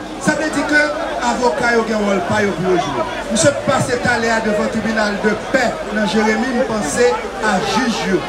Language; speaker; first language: French; non-native, local second language; Haitian Creole